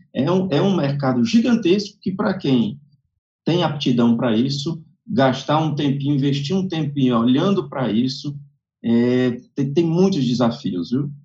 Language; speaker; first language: Portuguese; native; Portuguese